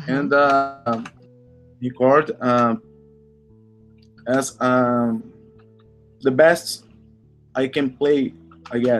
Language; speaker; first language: English; non-native, learner; Portuguese